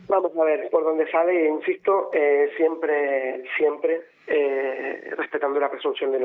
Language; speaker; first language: Spanish; native; Spanish